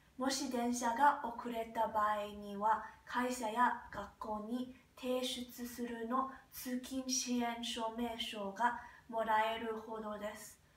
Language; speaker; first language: Japanese; non-native, learner; English